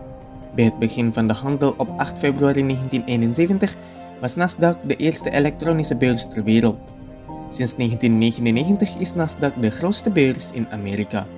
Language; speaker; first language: Dutch; non-native, fluent; Indonesian